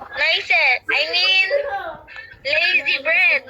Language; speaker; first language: English; non-native, local second language; Filipino